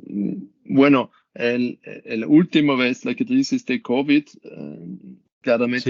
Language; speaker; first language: Spanish; non-native, learner; German